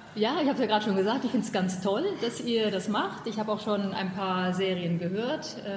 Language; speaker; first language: German; native; German